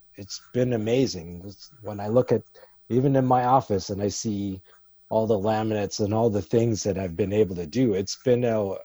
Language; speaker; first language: English; native; English